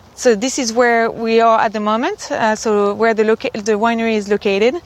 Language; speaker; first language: English; non-native, fluent; French